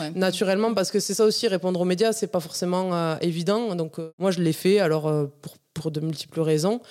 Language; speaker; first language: French; native; French